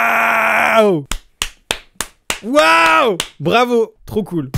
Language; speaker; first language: French; native; French